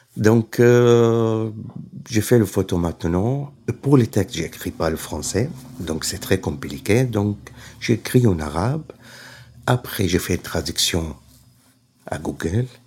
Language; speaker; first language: French; non-native, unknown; Arabic